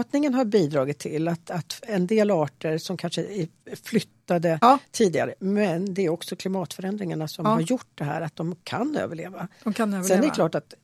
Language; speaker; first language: Swedish; native; Swedish